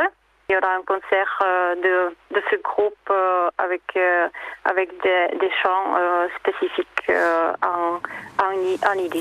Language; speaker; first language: French; non-native, learner; Czech